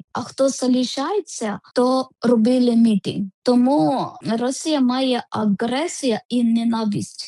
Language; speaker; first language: Ukrainian; non-native, learner; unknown